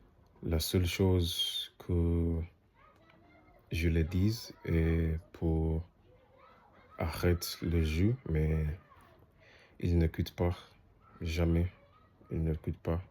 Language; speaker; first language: French; non-native, learner; English